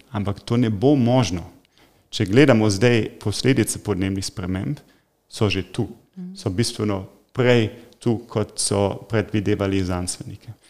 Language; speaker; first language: Slovenian; non-native, fluent; German